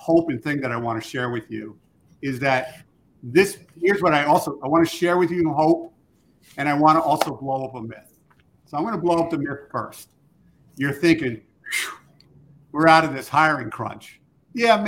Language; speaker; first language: English; native; English